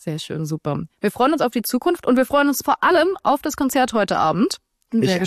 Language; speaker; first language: German; native; German